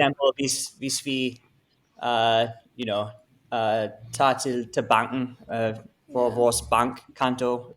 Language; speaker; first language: Danish; non-native, learner; English